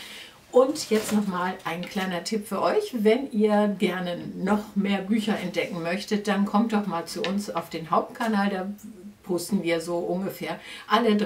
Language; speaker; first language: German; native; German